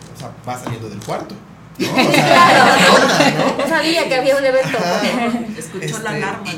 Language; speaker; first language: Spanish; native; Spanish